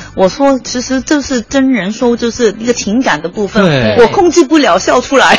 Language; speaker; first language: Chinese; non-native, fluent; Cantonese